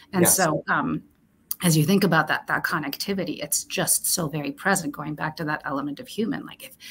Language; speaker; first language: English; early bilingual, other home language; Romanian